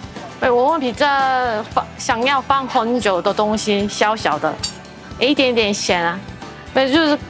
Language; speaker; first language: Chinese; non-native, learner; Korean